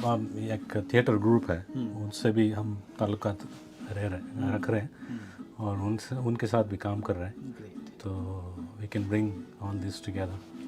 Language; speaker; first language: Hindi; non-native, local second language; Kannada